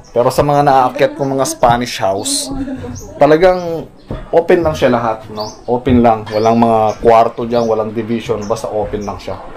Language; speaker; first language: Filipino; native; Filipino